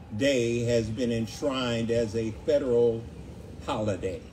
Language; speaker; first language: English; native; English